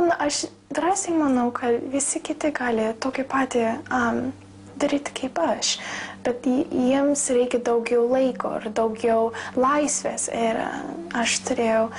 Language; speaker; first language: Lithuanian; early bilingual, heritage; English